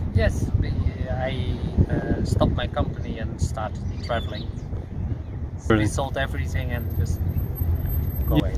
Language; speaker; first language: English; non-native, fluent; German